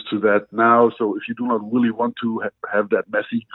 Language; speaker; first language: English; non-native, fluent; German